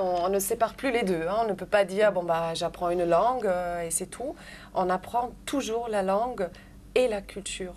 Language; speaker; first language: French; non-native, fluent; German